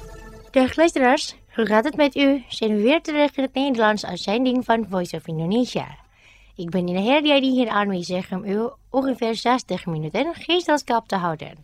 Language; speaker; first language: Dutch; non-native, learner; Indonesian